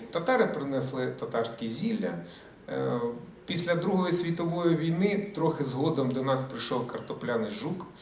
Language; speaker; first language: Ukrainian; early bilingual, other home language; Russian